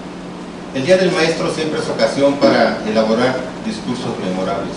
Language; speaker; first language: Spanish; native; Spanish